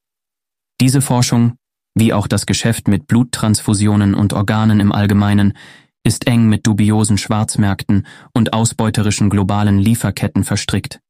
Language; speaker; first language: German; native; German